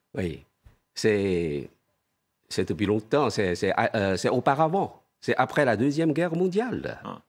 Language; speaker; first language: French; non-native, fluent; Chinese